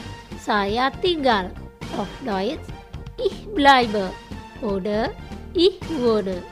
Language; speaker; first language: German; non-native, fluent; Indonesian